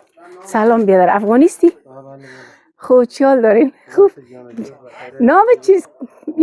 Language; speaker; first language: Persian; non-native, local second language; Pashto